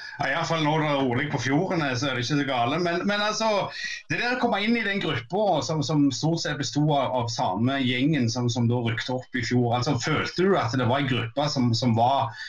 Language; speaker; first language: Norwegian; native; Norwegian